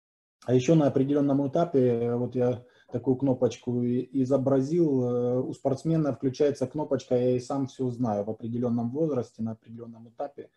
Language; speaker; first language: Russian; native; Russian